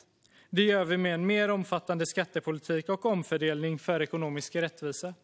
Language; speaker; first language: Swedish; native; Swedish